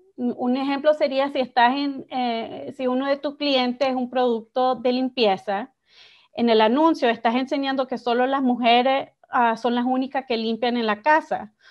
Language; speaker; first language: Spanish; early bilingual, heritage; Spanish